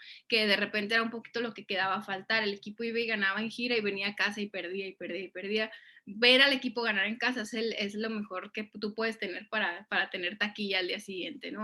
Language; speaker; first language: Spanish; native; Spanish